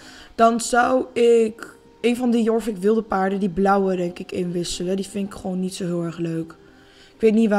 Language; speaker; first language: Dutch; native; Dutch